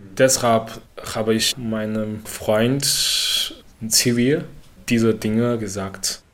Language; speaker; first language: German; non-native, learner; Chinese